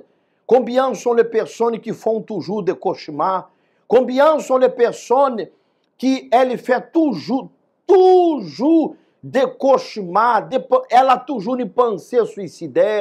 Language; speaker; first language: French; non-native, fluent; Portuguese